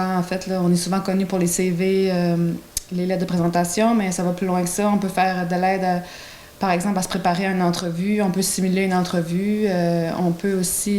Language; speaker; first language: French; native; French